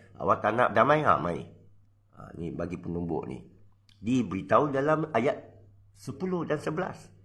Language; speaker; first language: Malay; non-native, local second language; Chinese